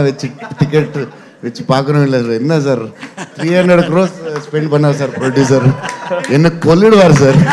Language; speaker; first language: Tamil; non-native, learner; Telugu